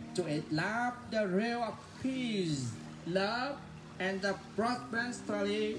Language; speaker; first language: English; non-native, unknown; Vietnamese